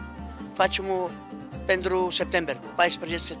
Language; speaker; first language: Romanian; non-native, learner; Greek